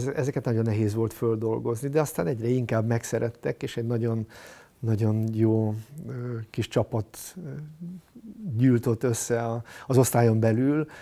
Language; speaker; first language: Hungarian; native; Hungarian